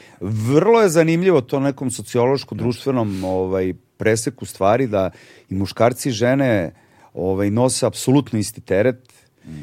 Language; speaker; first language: Serbian; native; Serbian